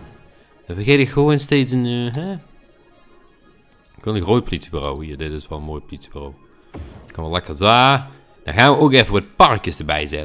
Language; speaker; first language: Dutch; native; Dutch